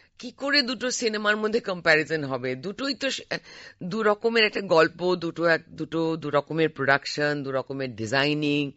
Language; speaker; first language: Bangla; native; Bangla